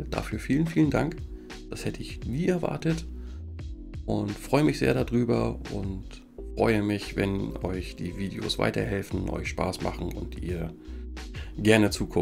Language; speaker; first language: German; native; German